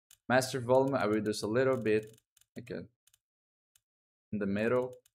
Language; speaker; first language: English; non-native, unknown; Portuguese